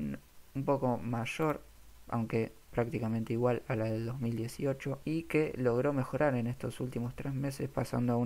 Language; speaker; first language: Spanish; native; Spanish